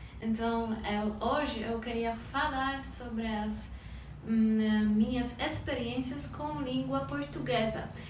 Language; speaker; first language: Portuguese; non-native, fluent; Polish